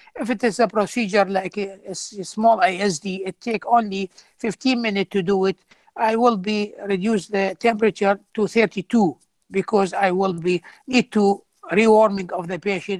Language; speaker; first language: English; non-native, fluent; Arabic